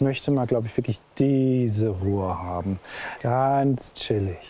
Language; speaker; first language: German; native; German